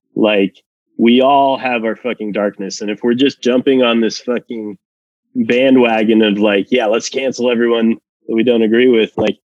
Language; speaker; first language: English; non-native, fluent; Spanish